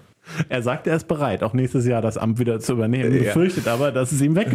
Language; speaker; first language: German; native; German